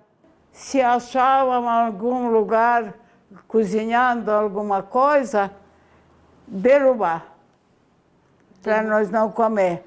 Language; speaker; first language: Portuguese; non-native, fluent; Ukrainian